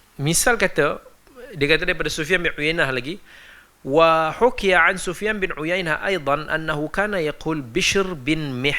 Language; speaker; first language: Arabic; non-native, fluent; Malay